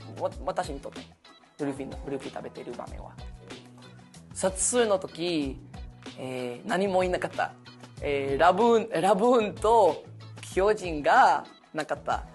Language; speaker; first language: Japanese; non-native, learner; Spanish